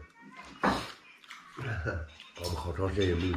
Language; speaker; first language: Chinese; non-native, local second language; Kazakh